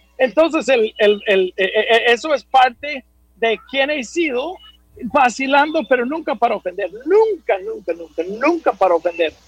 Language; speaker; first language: Spanish; non-native, fluent; English